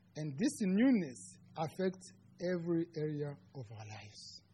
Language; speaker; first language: English; non-native, local second language; Kinyarwanda